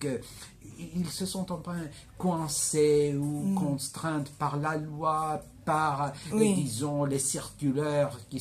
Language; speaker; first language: French; non-native, fluent; Greek